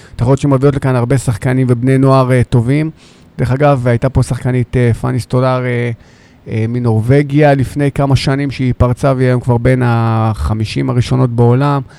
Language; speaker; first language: Hebrew; native; Hebrew